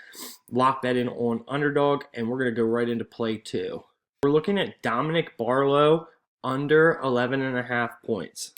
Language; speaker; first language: English; native; English